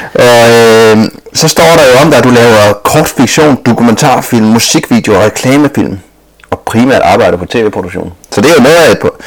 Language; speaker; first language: Danish; native; Danish